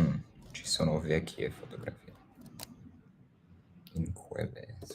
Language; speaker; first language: Italian; non-native, learner; English